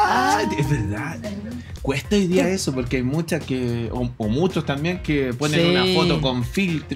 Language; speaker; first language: Spanish; native; Spanish